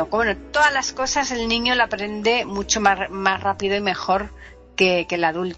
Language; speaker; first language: Spanish; native; Spanish